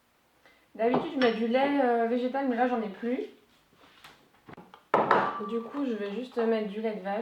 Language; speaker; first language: French; native; French